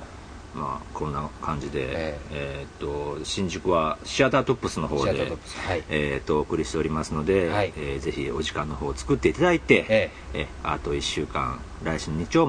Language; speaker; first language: Japanese; native; Japanese